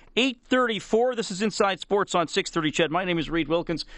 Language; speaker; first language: English; native; English